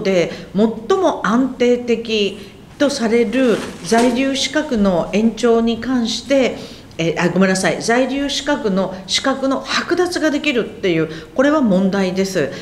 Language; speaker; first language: Japanese; native; Japanese